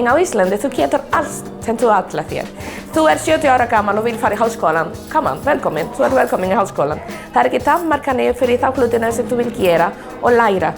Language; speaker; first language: Icelandic; non-native, learner; Spanish